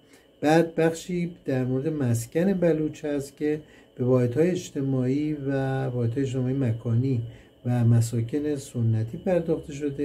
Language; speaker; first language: Persian; native; Persian